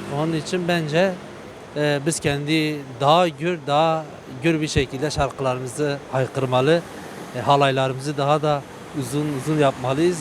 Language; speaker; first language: Turkish; non-native, local second language; Kurdish